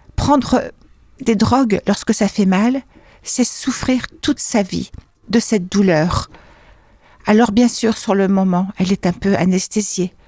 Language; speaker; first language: French; native; French